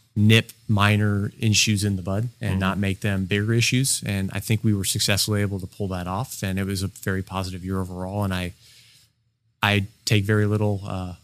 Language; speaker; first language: English; native; English